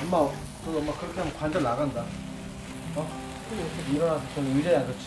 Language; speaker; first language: Korean; native; Korean